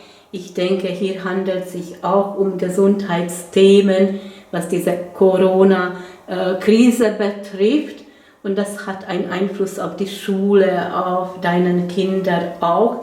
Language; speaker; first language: German; non-native, fluent; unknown